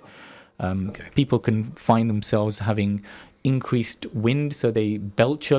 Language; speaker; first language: English; native; English